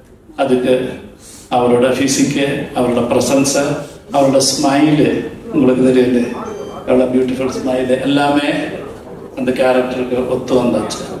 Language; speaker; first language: Tamil; non-native, learner; Malayalam